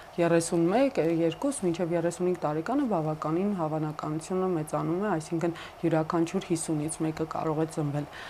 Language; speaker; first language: Armenian; native; Armenian